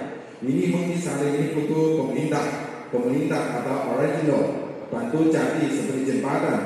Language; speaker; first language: Indonesian; non-native, learner; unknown